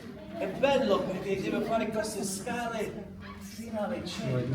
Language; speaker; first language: Italian; non-native, learner; English